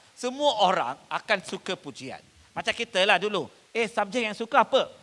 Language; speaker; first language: Malay; non-native, local second language; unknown